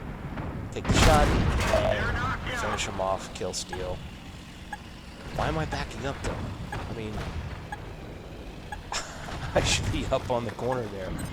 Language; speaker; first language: English; native; English